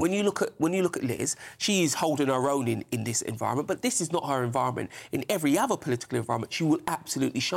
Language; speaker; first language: English; native; English